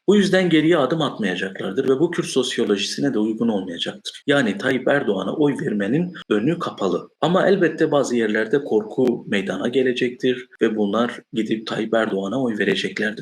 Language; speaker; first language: Turkish; non-native, local second language; Kurdish